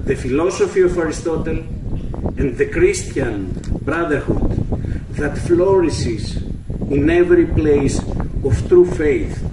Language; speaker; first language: English; non-native, fluent; Greek